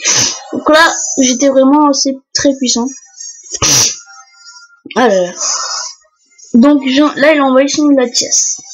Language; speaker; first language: French; native; French